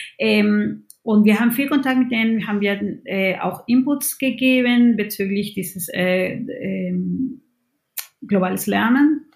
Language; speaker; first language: German; non-native, fluent; Spanish